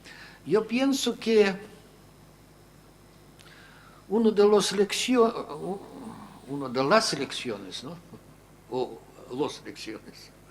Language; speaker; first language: Spanish; non-native, fluent; Russian